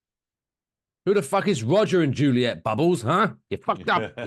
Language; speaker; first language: English; native; English